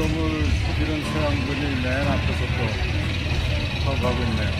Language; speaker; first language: Korean; native; Korean